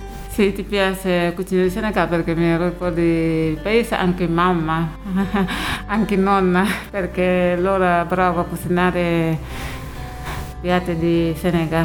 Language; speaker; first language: Italian; non-native, learner; Wolof